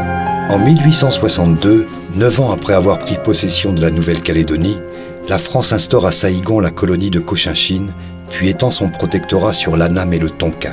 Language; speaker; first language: French; native; French